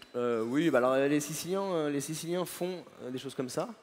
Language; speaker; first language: French; native; French